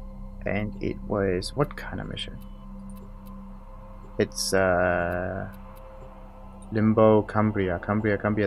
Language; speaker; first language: English; non-native, fluent; German